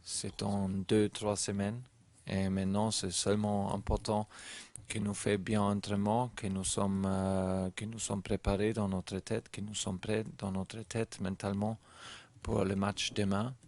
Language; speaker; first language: French; non-native, learner; German